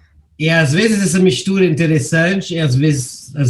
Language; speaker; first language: Portuguese; non-native, fluent; English